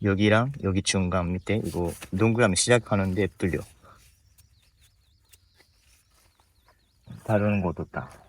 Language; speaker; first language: Korean; non-native, learner; Japanese